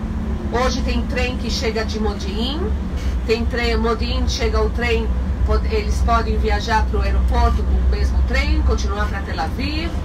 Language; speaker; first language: Portuguese; non-native, fluent; Hebrew